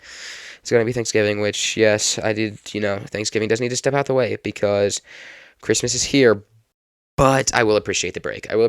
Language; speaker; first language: English; native; English